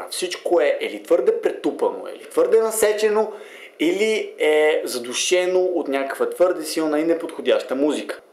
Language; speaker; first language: Bulgarian; native; Bulgarian